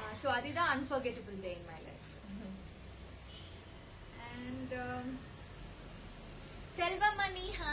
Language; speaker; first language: Tamil; non-native, learner; Telugu